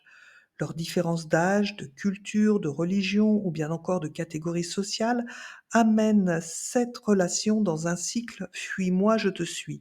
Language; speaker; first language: French; native; French